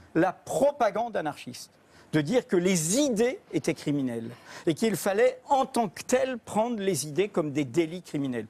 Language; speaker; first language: French; native; French